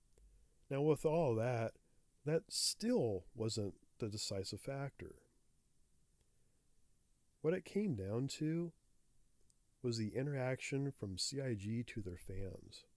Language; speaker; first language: English; native; English